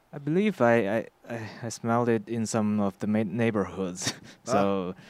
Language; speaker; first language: English; non-native, fluent; Chinese